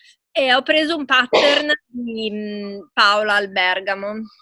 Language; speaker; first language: Italian; native; Italian